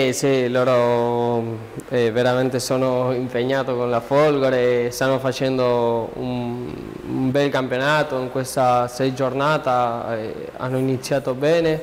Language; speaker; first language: Italian; non-native, learner; Spanish